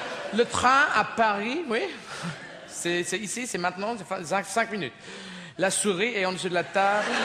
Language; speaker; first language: French; non-native, learner; English